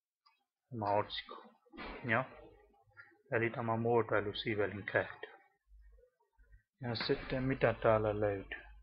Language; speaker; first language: Finnish; non-native, learner; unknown